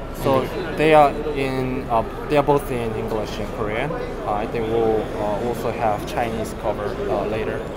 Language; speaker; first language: English; non-native, fluent; Korean